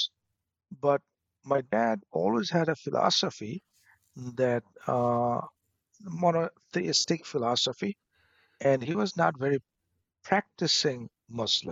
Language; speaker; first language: English; non-native, local second language; Bangla